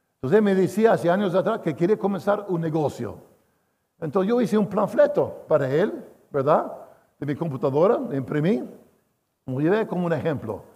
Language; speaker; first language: Spanish; non-native, fluent; English